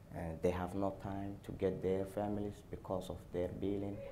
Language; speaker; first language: English; non-native, learner; Somali